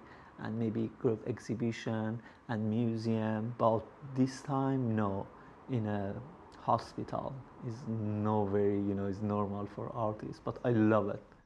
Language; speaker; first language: English; non-native, learner; Persian